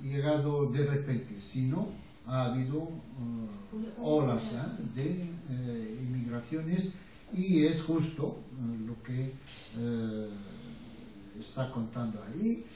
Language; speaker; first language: Spanish; non-native, fluent; Arabic